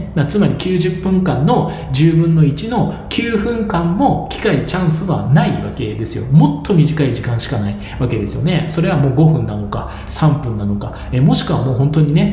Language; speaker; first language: Japanese; native; Japanese